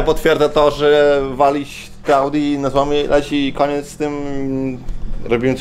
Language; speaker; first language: Polish; native; Polish